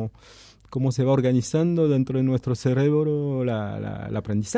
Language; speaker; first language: Spanish; non-native, fluent; French